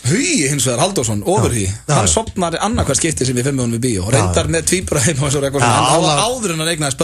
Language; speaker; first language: Icelandic; native; Icelandic